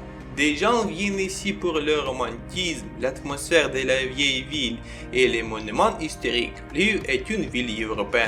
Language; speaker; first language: French; non-native, learner; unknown